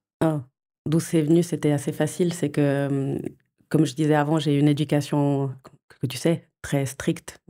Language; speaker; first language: French; early bilingual, other home language; Portuguese